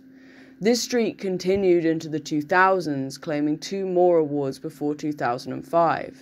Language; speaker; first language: English; native; English